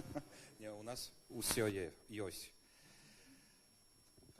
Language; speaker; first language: Belarusian; non-native, learner; Polish